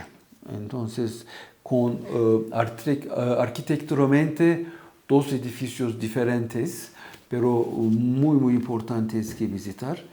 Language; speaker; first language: Spanish; non-native, fluent; Turkish